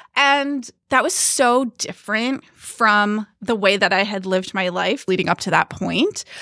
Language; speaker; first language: English; early bilingual, other home language; Hindi